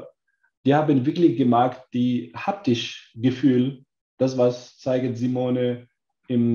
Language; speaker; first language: German; non-native, learner; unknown